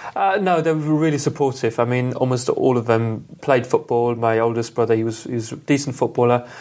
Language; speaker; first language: English; non-native, fluent; German